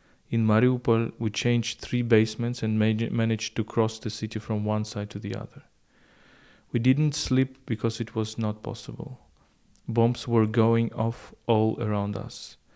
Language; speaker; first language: English; non-native, fluent; Ukrainian